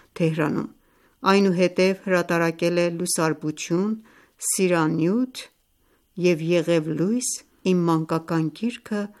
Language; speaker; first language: Armenian; early bilingual, heritage; Armenian